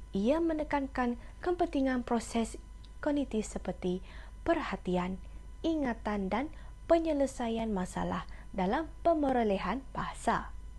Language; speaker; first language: Malay; non-native, local second language; Iban